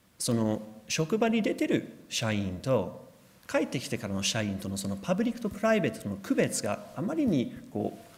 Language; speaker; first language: Japanese; non-native, fluent; English